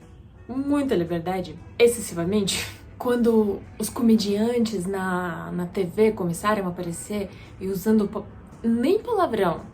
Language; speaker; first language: Portuguese; non-native, fluent; Russian